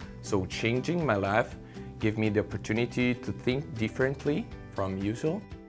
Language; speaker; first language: English; non-native, learner; Italian